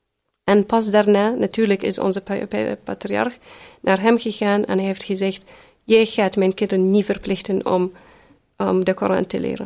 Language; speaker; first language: Dutch; early bilingual, other home language; Arabic